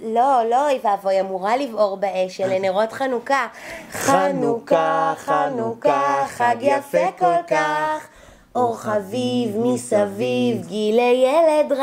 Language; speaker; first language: Hebrew; native; Hebrew